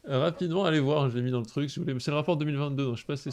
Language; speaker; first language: French; native; French